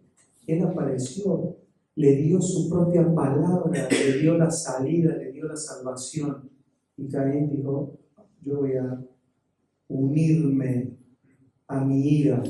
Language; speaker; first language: Spanish; native; Spanish